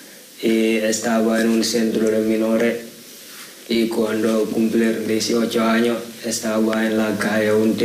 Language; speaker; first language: Spanish; non-native, learner; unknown